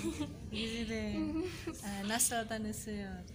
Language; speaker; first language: Turkish; non-native, learner; Indonesian